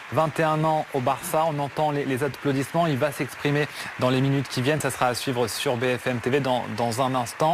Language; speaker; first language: French; native; French